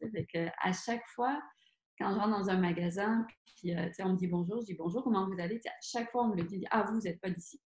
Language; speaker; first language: French; native; French